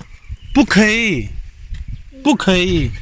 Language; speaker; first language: Chinese; non-native, learner; Punjabi